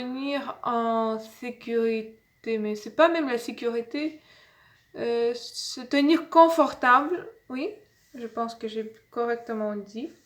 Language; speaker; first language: French; non-native, learner; Russian